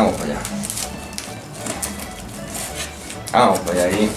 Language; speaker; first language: Spanish; native; Spanish